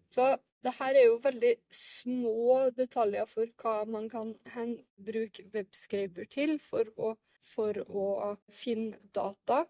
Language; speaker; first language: Norwegian; native; Norwegian